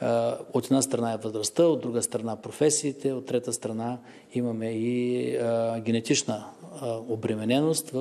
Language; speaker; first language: Bulgarian; native; Bulgarian